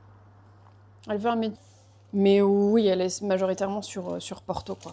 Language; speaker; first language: French; native; French